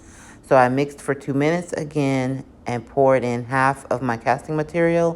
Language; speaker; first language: English; native; English